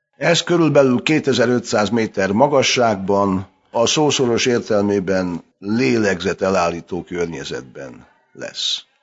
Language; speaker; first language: Hungarian; early bilingual, heritage; Hungarian